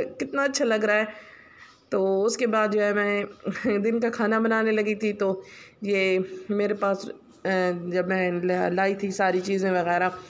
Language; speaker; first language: Urdu; non-native, local second language; Punjabi